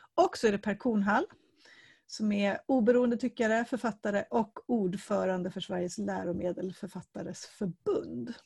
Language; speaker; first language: Swedish; native; Swedish